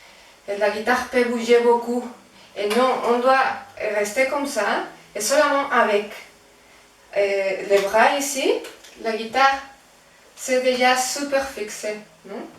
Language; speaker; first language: French; non-native, fluent; Spanish